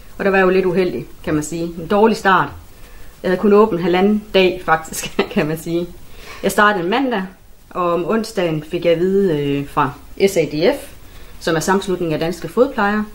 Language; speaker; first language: Danish; native; Danish